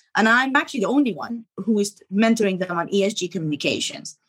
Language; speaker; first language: English; non-native, fluent; Arabic